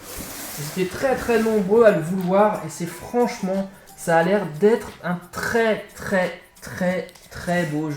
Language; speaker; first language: French; native; French